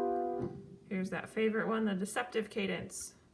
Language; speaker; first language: English; native; English